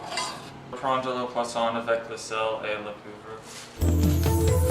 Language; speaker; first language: French; non-native, learner; English